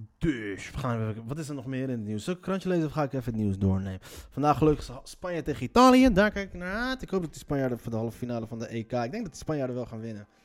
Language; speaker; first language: Dutch; early bilingual, other home language; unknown